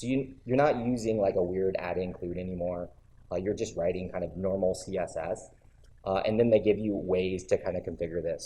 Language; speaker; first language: English; native; English